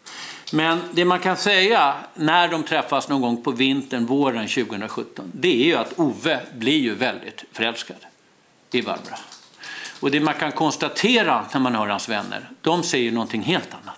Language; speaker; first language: Swedish; native; Swedish